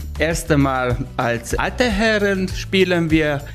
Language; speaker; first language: German; non-native, learner; Hungarian